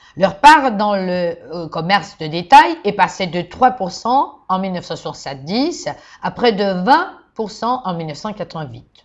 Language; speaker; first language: French; non-native, fluent; Georgian